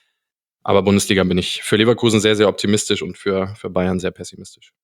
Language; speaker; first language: German; native; German